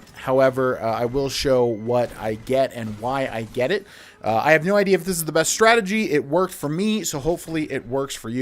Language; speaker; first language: English; native; English